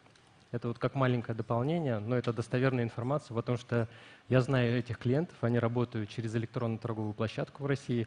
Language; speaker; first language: Russian; native; Russian